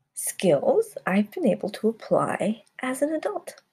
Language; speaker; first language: English; early bilingual, other home language; Spanish